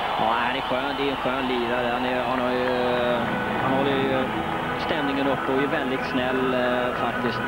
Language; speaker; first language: Swedish; native; Swedish